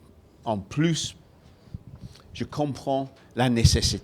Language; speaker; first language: French; non-native, fluent; Welsh